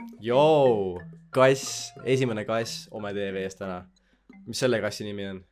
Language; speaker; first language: Estonian; native; Estonian